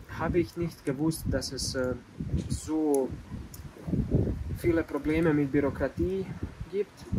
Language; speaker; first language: German; non-native, learner; Bosnian